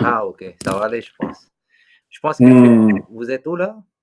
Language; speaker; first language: French; non-native, fluent; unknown